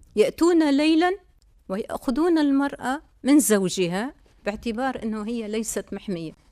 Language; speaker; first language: Arabic; native; Arabic